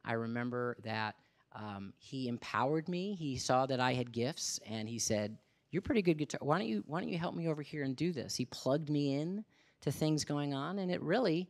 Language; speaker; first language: English; native; English